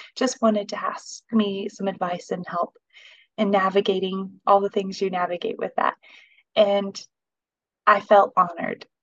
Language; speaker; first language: English; native; English